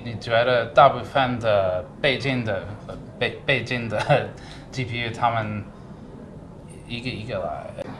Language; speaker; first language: Chinese; non-native, learner; English